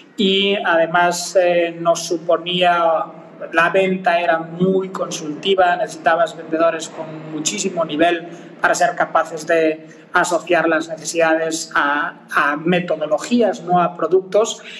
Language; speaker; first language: Spanish; native; Spanish